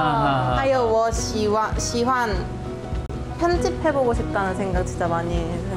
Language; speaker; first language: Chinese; non-native, learner; Korean